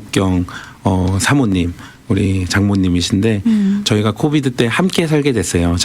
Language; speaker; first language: Korean; native; Korean